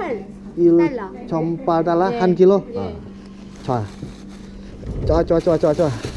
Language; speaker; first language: Korean; non-native, learner; Indonesian